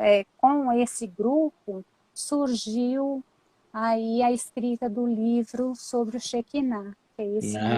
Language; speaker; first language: Portuguese; native; Portuguese